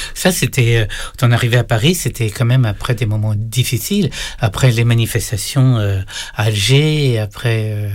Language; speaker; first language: French; native; French